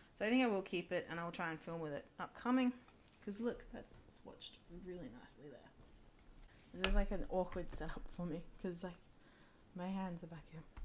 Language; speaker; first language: English; native; English